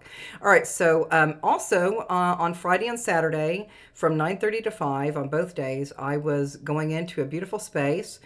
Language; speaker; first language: English; native; English